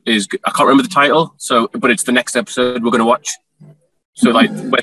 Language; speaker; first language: English; native; English